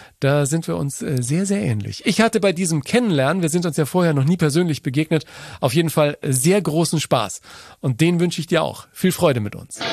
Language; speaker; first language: German; native; German